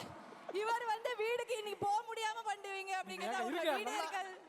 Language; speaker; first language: Tamil; native; Tamil